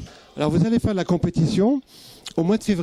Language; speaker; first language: French; native; French